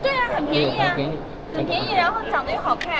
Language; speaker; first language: Chinese; native; Chinese